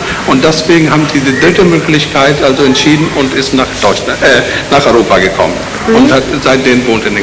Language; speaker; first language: German; non-native, learner; Urdu